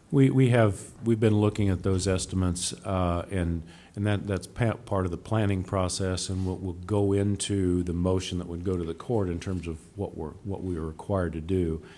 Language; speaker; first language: English; native; English